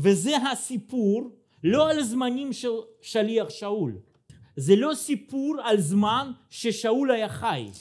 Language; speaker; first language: Hebrew; non-native, fluent; Russian